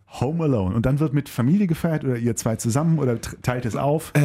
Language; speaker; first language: German; native; German